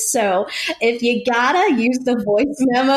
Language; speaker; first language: English; native; English